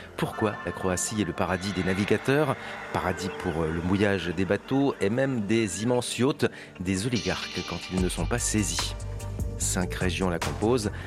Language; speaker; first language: French; native; French